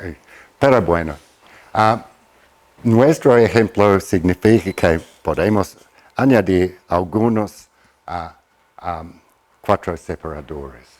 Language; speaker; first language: Spanish; non-native, fluent; English